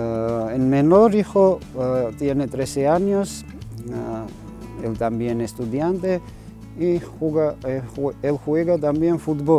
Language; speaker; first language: Spanish; non-native, fluent; Georgian